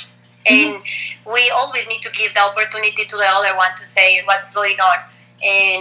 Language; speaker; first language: English; non-native, fluent; Spanish